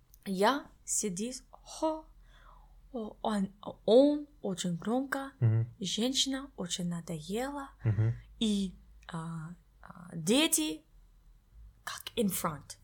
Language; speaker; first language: Russian; non-native, learner; English